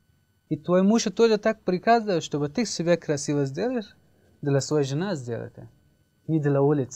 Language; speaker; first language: Russian; non-native, learner; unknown